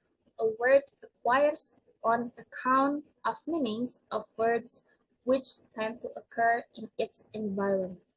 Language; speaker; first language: English; non-native, learner; Indonesian